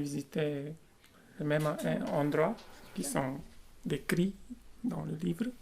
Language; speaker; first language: French; non-native, fluent; Romanian